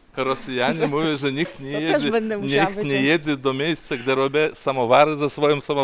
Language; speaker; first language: Polish; non-native, learner; Lithuanian